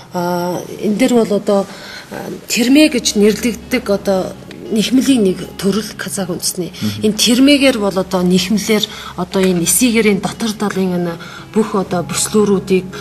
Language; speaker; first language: Mongolian; non-native, local second language; Kazakh